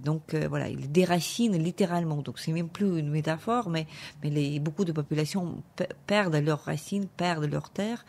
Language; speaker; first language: French; non-native, fluent; Ukrainian